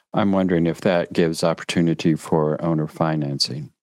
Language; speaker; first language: English; native; English